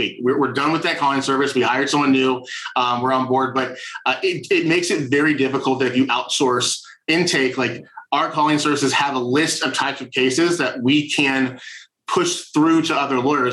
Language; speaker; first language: English; native; English